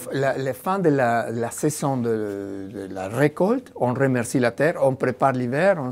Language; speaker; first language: French; non-native, fluent; Spanish